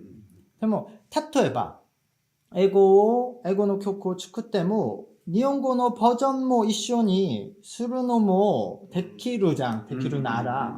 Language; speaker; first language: Japanese; non-native, fluent; Korean